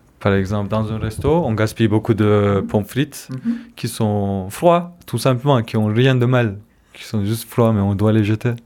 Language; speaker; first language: French; non-native, fluent; Kurdish